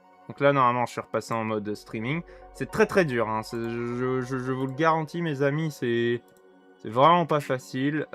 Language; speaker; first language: French; native; French